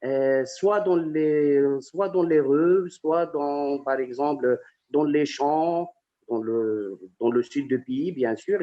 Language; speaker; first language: French; non-native, fluent; Arabic